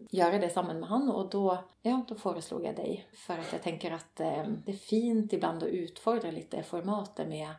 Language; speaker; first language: Swedish; native; Swedish